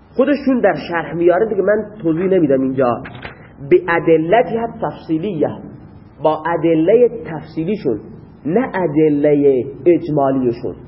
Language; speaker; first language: Persian; non-native, local second language; Baluchi